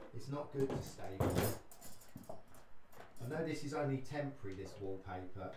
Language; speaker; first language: English; native; English